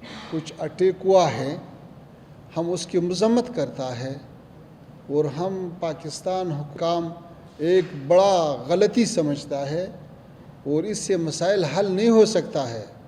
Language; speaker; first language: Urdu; non-native, fluent; Pashto